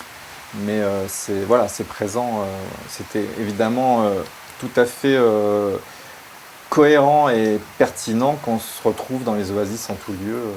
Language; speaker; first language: French; native; French